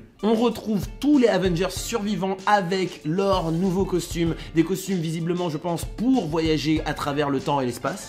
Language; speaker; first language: French; native; French